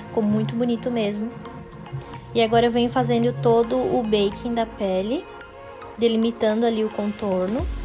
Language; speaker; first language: Portuguese; native; Portuguese